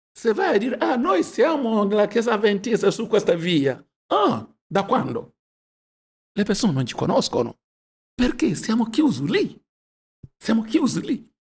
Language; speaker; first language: Italian; non-native, fluent; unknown